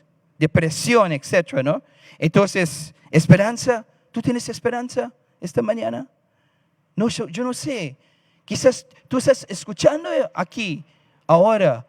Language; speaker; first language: Spanish; non-native, fluent; English